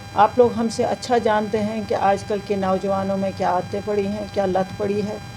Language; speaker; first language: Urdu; non-native, local second language; Kashmiri